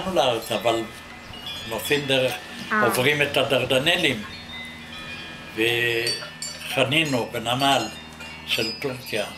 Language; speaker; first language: Hebrew; non-native, fluent; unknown